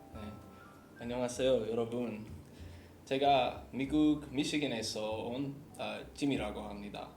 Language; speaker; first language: Korean; non-native, learner; English